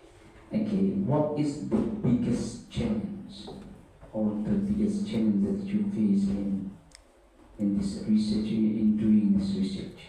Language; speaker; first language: English; non-native, fluent; Indonesian